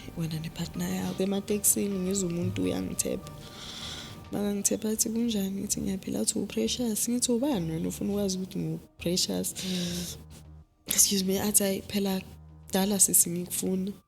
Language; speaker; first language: Zulu; native; Zulu